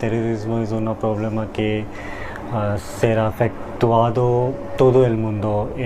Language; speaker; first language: Spanish; non-native, learner; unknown